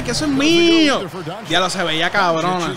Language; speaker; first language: Spanish; native; Spanish